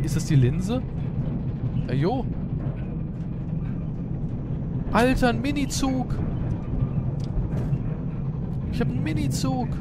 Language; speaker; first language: German; native; German